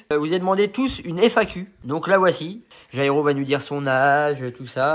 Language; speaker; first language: French; native; French